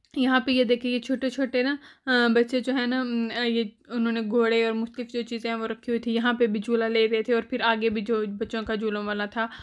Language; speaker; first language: Urdu; native; Urdu